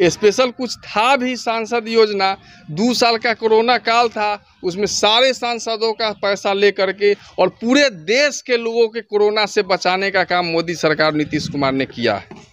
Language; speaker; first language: Hindi; native; Hindi